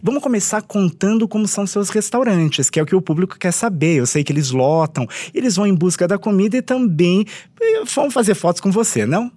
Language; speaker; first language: Portuguese; native; Portuguese